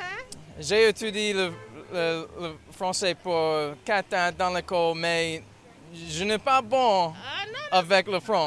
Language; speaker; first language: French; non-native, learner; English